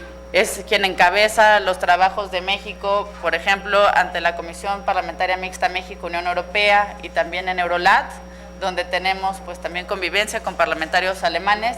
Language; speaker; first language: Spanish; native; Spanish